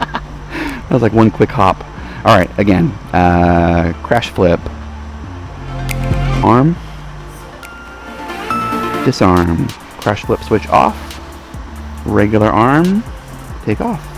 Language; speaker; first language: English; native; English